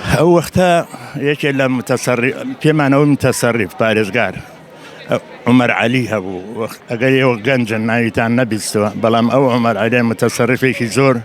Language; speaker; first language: Central Kurdish; native; Central Kurdish